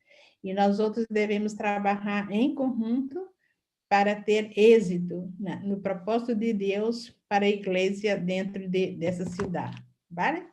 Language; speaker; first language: Portuguese; non-native, fluent; Spanish